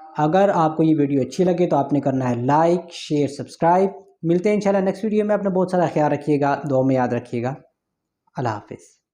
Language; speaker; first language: Urdu; non-native, local second language; Punjabi